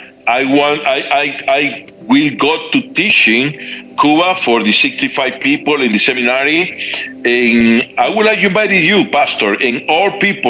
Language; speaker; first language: English; non-native, learner; Spanish